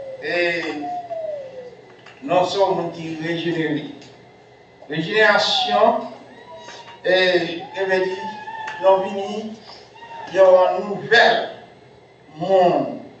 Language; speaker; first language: French; non-native, local second language; Haitian Creole